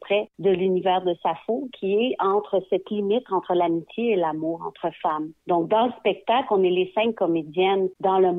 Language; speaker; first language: French; native; French